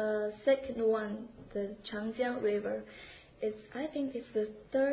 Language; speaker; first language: English; non-native, learner; Chinese